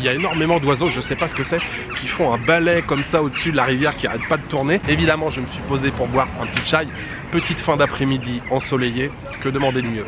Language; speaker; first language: French; native; French